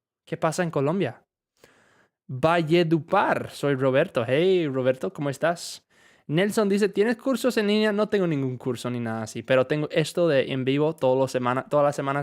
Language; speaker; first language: Spanish; non-native, fluent; English